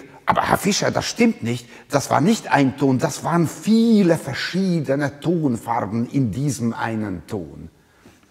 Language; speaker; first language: German; non-native, fluent; Hungarian